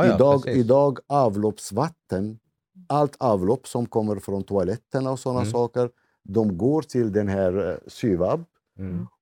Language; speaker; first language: Swedish; non-native, fluent; Arabic